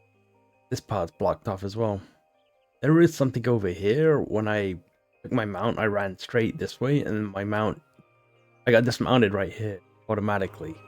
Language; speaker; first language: English; native; English